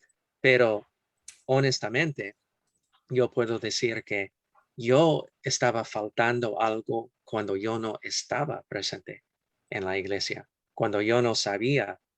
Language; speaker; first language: Spanish; non-native, fluent; English